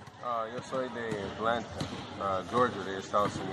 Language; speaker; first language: Spanish; non-native, learner; English